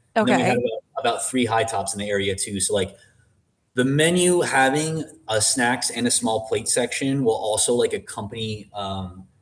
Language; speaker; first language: English; native; English